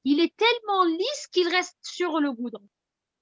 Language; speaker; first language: French; non-native, local second language; Arabic